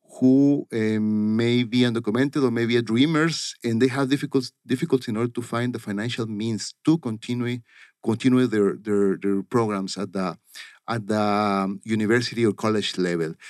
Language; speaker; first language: English; non-native, fluent; Spanish